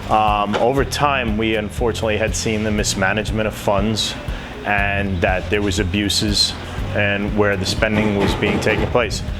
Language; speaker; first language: English; native; English